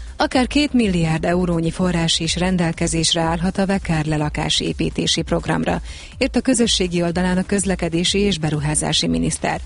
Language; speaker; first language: Hungarian; native; Hungarian